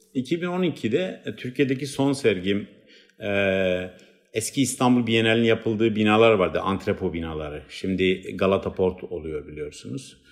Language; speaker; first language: Turkish; non-native, local second language; Kurdish